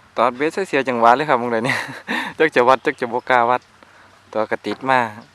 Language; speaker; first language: Thai; native; Thai